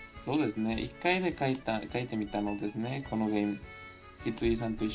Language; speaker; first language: Japanese; non-native, learner; Spanish